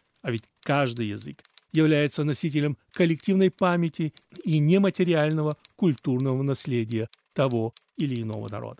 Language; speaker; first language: Russian; non-native, local second language; Chechen